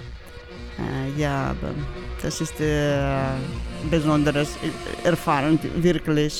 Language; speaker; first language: German; non-native, learner; Georgian